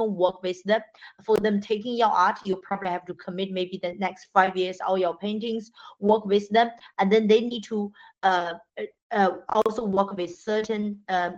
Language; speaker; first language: English; non-native, fluent; Chinese